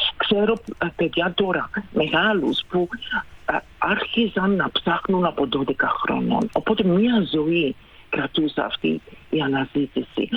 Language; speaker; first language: Greek; non-native, fluent; Dutch